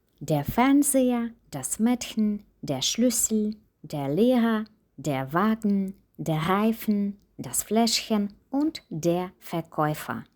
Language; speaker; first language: German; non-native, fluent; Ukrainian